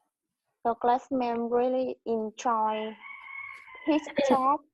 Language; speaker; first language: English; non-native, learner; Vietnamese